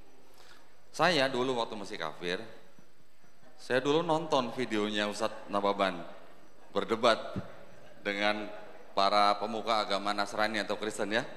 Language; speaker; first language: Indonesian; native; Indonesian